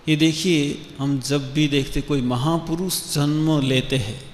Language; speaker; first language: Hindi; non-native, local second language; Bangla